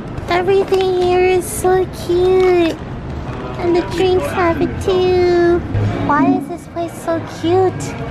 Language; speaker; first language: English; early bilingual, other home language; Korean